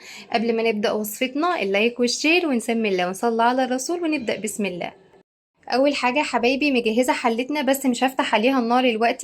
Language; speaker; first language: Arabic; native; Arabic